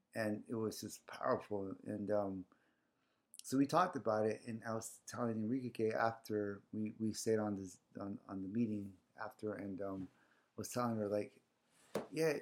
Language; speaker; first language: English; early bilingual, other home language; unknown